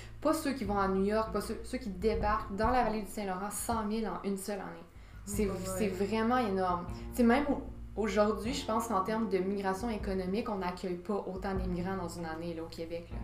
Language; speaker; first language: French; native; French